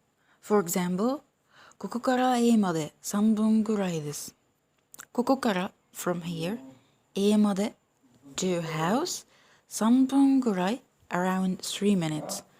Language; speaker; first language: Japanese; non-native, fluent; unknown